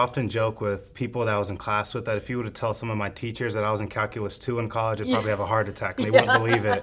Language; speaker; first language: English; native; English